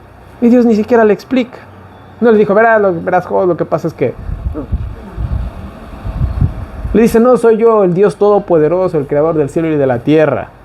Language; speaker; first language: Spanish; native; Spanish